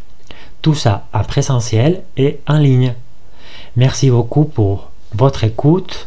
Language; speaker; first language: French; non-native, fluent; Spanish